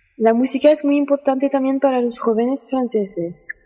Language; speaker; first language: Spanish; non-native, learner; French